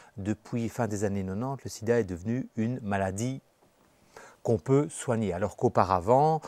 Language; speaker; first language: French; native; French